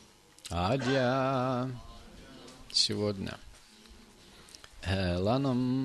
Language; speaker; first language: Russian; native; Russian